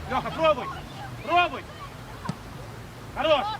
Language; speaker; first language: Russian; native; Russian